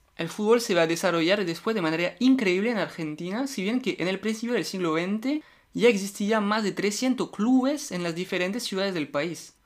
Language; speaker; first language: Spanish; non-native, fluent; French